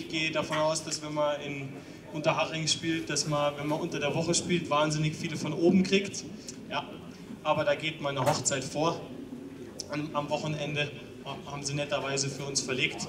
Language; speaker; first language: German; native; German